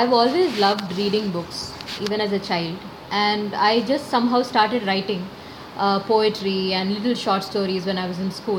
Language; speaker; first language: English; non-native, local second language; Malayalam